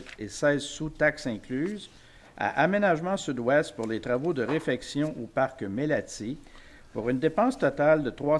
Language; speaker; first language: French; native; French